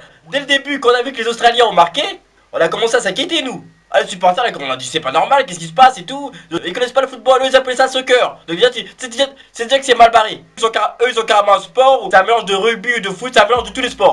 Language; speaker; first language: French; native; French